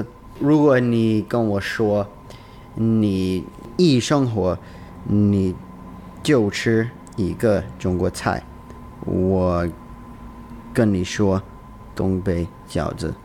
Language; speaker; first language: Chinese; non-native, learner; English